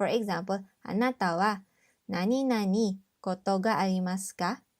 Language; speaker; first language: Japanese; non-native, fluent; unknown